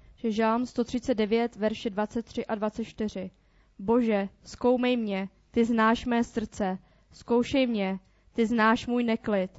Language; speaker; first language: Czech; native; Czech